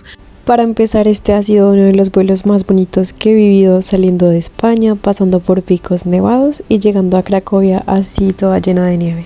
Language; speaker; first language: Spanish; native; Spanish